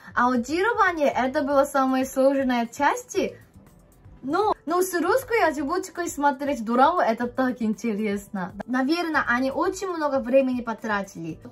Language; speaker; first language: Russian; non-native, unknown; Korean